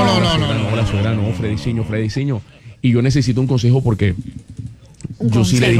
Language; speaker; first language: Spanish; native; Spanish